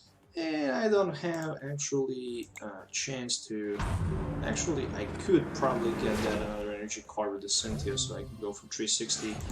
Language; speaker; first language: English; non-native, fluent; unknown